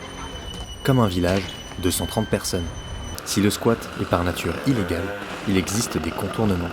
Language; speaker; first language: French; native; French